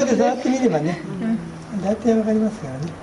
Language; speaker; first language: Japanese; native; Japanese